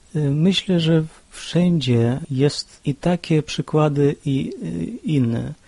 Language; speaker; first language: Polish; early bilingual, other home language; Russian